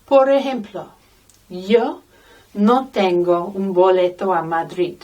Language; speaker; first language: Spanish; non-native, fluent; English